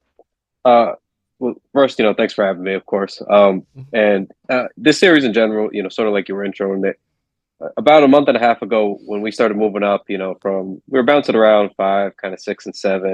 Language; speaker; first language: English; native; English